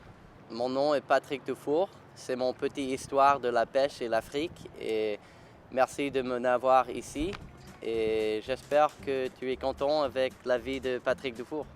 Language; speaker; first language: French; non-native, learner; English